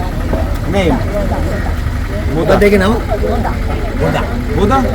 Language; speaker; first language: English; non-native, learner; Russian